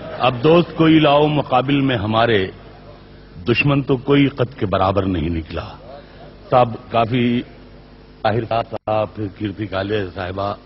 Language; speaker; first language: Urdu; native; Urdu